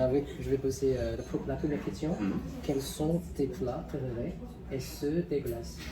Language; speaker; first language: French; non-native, learner; Chinese